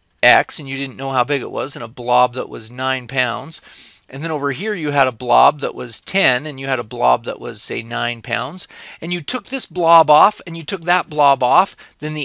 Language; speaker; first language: English; native; English